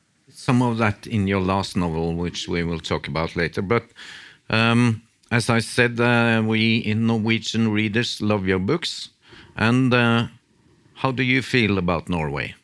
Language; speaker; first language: English; non-native, fluent; Norwegian